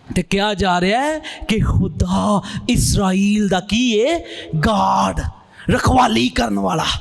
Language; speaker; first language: Urdu; non-native, local second language; Punjabi